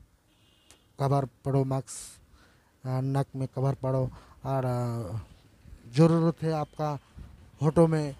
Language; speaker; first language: Hindi; non-native, learner; Bangla